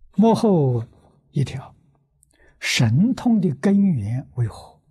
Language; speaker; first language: Chinese; native; Chinese